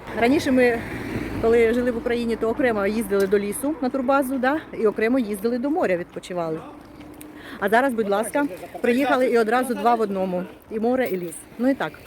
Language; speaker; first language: Ukrainian; non-native, local second language; Russian